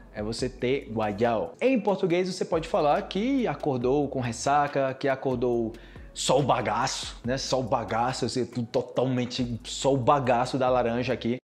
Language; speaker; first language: Portuguese; native; Portuguese